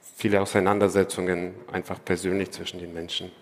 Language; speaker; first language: German; non-native, fluent; Ukrainian